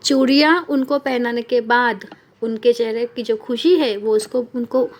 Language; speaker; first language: Hindi; non-native, local second language; Marathi